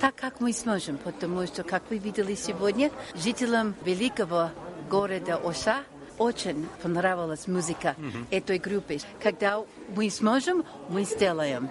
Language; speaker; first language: Russian; non-native, fluent; English